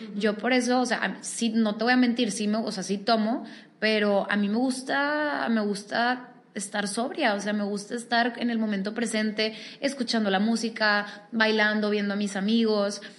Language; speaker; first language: Spanish; native; Spanish